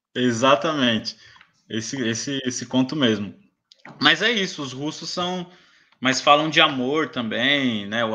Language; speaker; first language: Portuguese; native; Portuguese